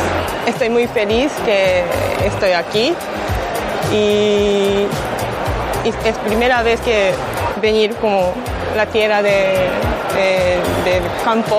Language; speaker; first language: Spanish; non-native, learner; Japanese